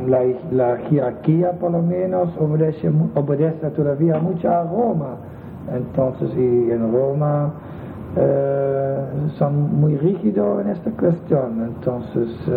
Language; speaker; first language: Spanish; non-native, fluent; Dutch